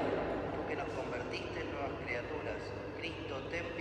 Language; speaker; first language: Spanish; native; Spanish